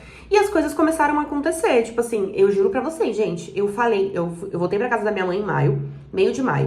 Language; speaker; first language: Portuguese; native; Portuguese